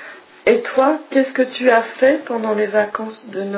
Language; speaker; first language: French; non-native, fluent; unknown